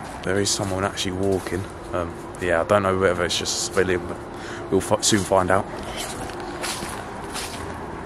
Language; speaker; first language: English; native; English